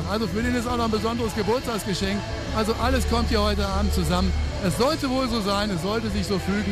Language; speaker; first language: German; native; German